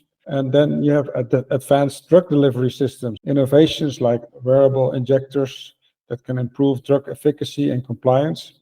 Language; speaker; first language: English; non-native, fluent; Dutch